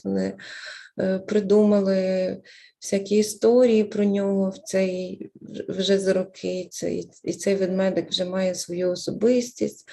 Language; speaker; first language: Ukrainian; native; Ukrainian